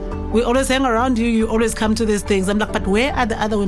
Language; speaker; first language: English; non-native, local second language; Zulu